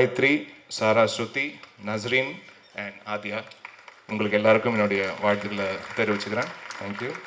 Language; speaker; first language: Tamil; native; Tamil